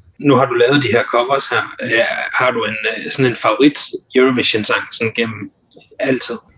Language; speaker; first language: Danish; native; Danish